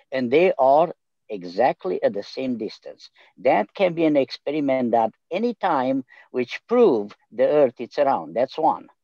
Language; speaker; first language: English; non-native, fluent; Romanian